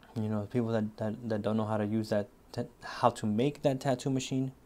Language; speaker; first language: English; native; English